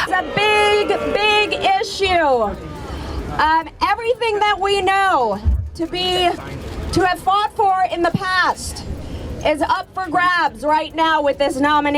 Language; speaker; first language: English; native; English